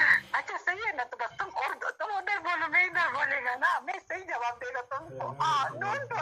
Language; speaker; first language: Hindi; non-native, local second language; Pashto